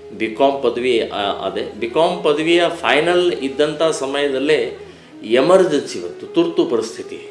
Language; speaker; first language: Kannada; native; Kannada